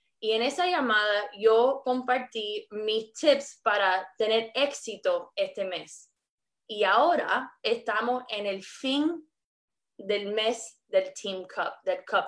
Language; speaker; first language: Spanish; early bilingual, heritage; English